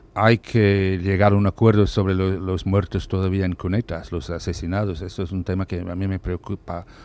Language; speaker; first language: Spanish; non-native, fluent; English